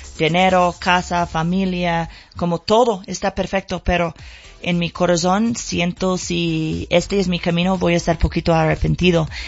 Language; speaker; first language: Spanish; non-native, learner; English